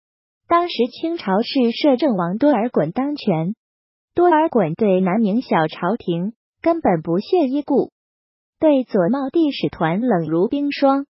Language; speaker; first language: Chinese; native; Chinese